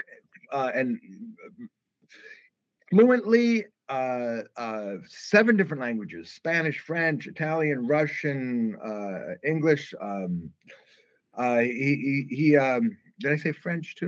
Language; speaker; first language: English; native; English